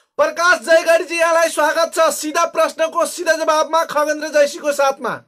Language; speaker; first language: Nepali; native; Nepali